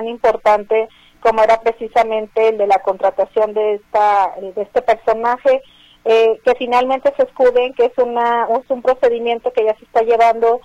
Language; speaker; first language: Spanish; native; Spanish